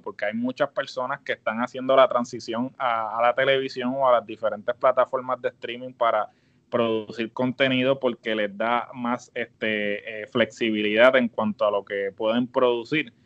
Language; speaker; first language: Spanish; native; Spanish